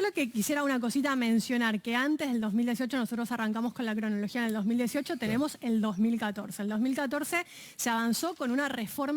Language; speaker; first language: Spanish; native; Spanish